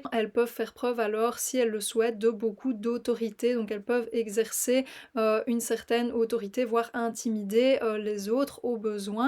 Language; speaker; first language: French; native; French